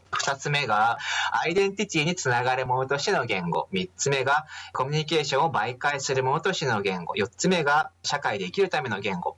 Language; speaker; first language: Japanese; native; Japanese